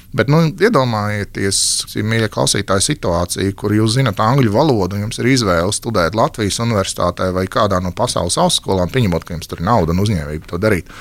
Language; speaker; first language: Latvian; native; Latvian